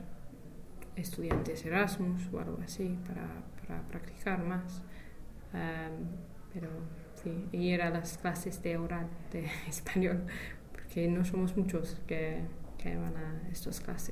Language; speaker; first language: Spanish; non-native, fluent; English